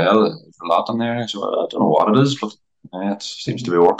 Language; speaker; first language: English; native; English